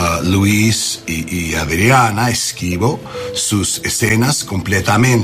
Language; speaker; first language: Spanish; non-native, learner; English